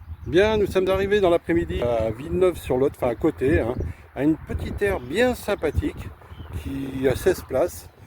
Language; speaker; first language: French; native; French